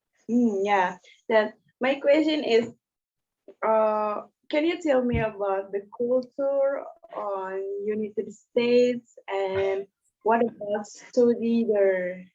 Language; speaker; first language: English; non-native, learner; Indonesian